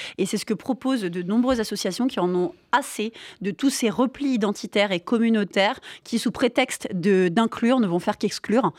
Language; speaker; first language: French; native; French